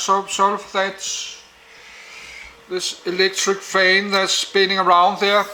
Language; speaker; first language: English; non-native, learner; Danish